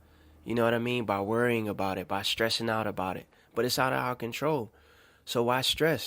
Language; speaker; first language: English; native; English